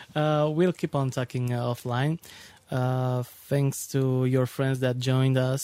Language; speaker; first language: English; non-native, fluent; Romanian